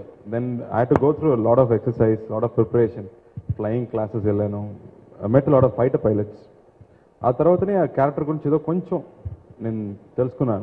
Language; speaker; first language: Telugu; non-native, learner; Tamil